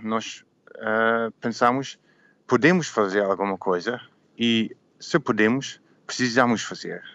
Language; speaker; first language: Portuguese; non-native, learner; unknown